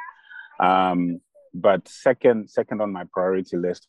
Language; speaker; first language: English; non-native, local second language; Bemba